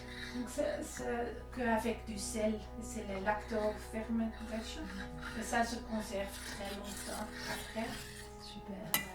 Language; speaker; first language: French; non-native, fluent; Dutch